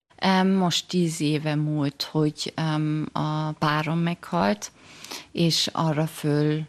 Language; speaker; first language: Hungarian; early bilingual, heritage; German